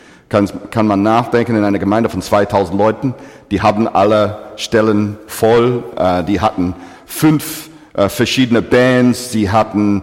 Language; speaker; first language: German; non-native, fluent; English